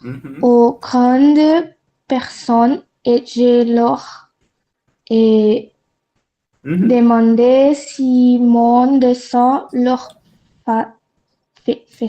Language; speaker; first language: French; non-native, learner; Portuguese